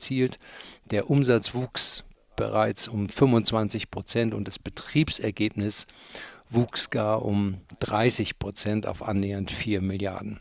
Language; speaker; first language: German; native; German